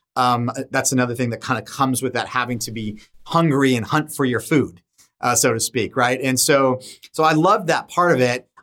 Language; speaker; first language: English; native; English